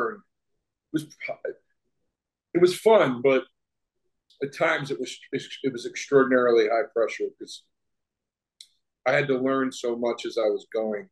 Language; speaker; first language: English; native; English